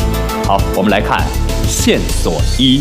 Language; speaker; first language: Chinese; native; Chinese